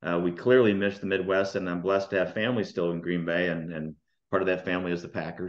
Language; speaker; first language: English; native; English